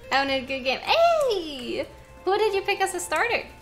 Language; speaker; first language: English; non-native, fluent; Norwegian